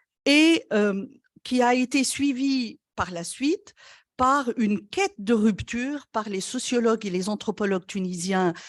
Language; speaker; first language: French; non-native, local second language; Arabic